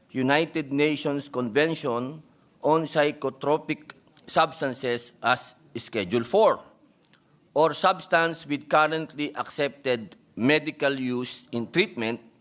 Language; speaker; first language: English; non-native, local second language; Filipino